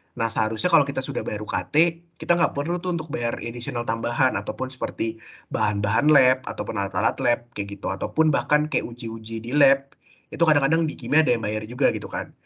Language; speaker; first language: Indonesian; native; Indonesian